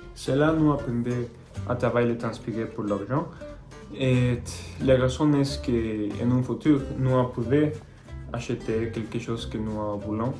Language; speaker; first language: French; non-native, learner; Spanish